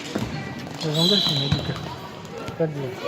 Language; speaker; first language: Russian; non-native, local second language; Kyrgyz